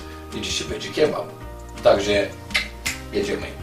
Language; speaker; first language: Polish; non-native, fluent; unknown